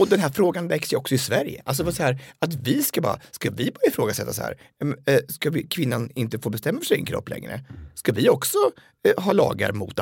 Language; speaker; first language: Swedish; native; Swedish